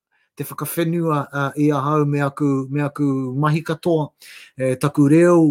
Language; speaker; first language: Māori; non-native, local second language; English